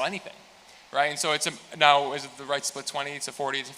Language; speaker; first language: English; native; English